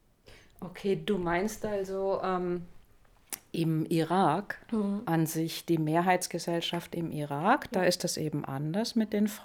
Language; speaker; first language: German; native; German